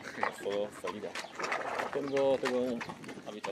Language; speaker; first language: Spanish; non-native, learner; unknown